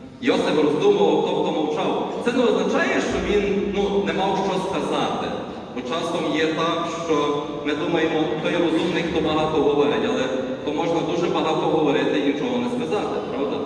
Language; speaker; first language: Ukrainian; native; Ukrainian